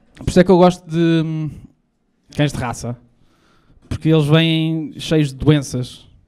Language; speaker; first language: Portuguese; native; Portuguese